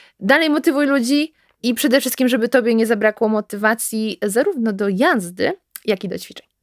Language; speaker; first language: Polish; native; Polish